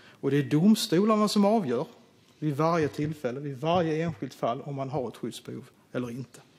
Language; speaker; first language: Swedish; native; Swedish